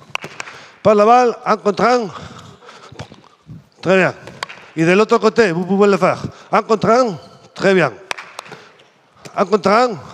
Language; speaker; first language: French; non-native, fluent; Spanish